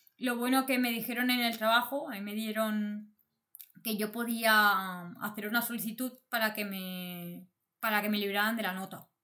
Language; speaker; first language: Spanish; native; Spanish